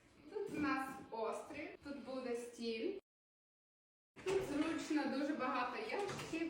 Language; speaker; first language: Ukrainian; non-native, learner; English